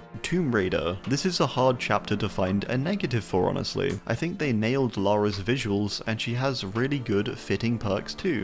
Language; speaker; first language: English; native; English